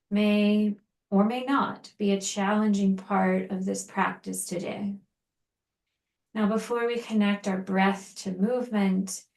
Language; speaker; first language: English; native; English